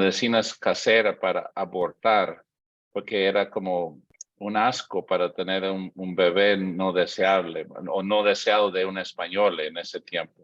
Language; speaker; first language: Spanish; non-native, fluent; English